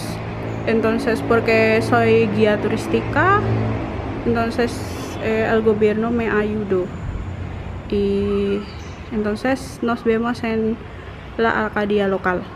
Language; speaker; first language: Spanish; non-native, learner; Indonesian